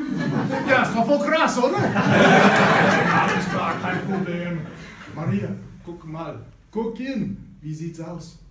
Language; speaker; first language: German; non-native, fluent; English